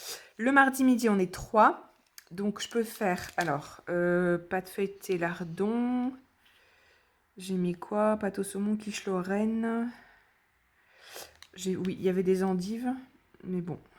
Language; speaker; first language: French; native; French